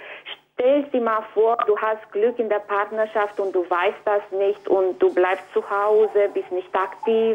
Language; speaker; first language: German; non-native, fluent; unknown